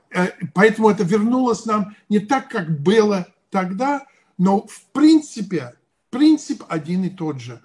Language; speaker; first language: Russian; non-native, fluent; English